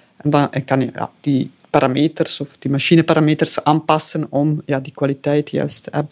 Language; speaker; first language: Dutch; non-native, fluent; Italian